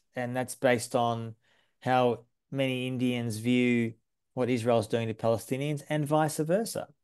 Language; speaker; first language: English; native; English